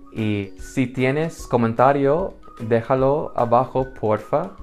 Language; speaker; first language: Spanish; non-native, fluent; English